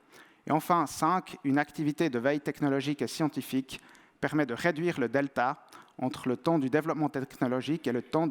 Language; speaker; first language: French; native; French